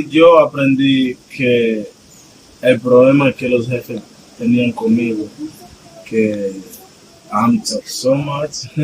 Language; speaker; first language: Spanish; non-native, fluent; Haitian Creole